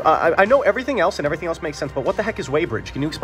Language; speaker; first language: English; native; English